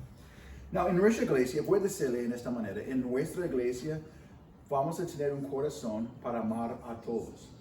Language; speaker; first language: Spanish; non-native, fluent; English